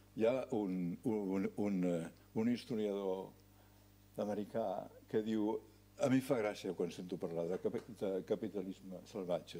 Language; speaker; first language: Catalan; native; Catalan